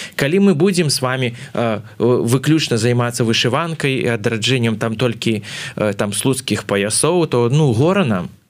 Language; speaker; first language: Belarusian; non-native, local second language; Russian